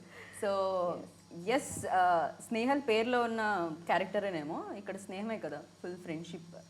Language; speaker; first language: Telugu; native; Telugu